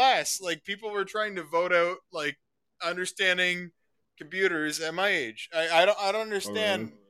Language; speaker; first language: English; native; English